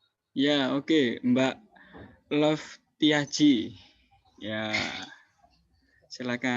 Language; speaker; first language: Indonesian; native; Indonesian